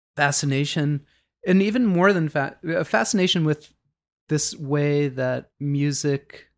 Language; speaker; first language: English; native; English